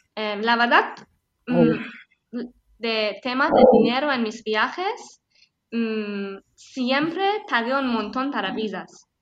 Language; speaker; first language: Spanish; non-native, fluent; Persian